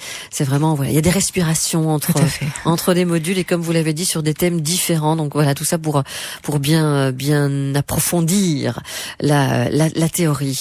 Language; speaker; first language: French; native; French